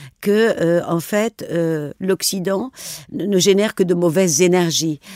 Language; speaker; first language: French; non-native, local second language; Arabic